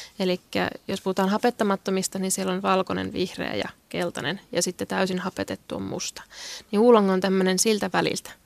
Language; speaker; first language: Finnish; non-native, local second language; Swedish